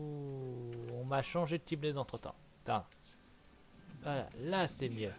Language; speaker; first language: French; native; French